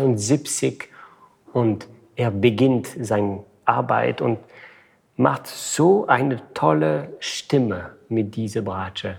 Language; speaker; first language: German; non-native, fluent; French